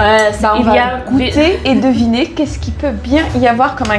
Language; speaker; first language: French; native; French